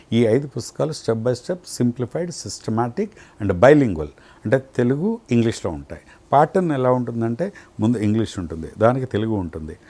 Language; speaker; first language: Telugu; native; Telugu